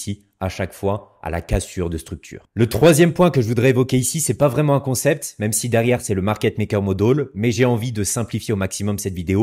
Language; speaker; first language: French; native; French